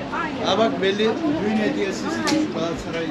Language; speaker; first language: Turkish; early bilingual, heritage; Turkish